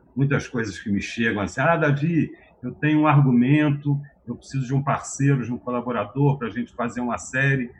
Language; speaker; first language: Portuguese; native; Portuguese